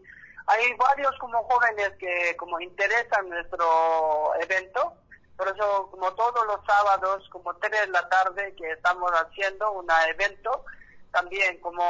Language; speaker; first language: Spanish; non-native, learner; Korean